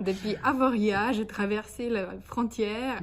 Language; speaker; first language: French; non-native, fluent; Slovenian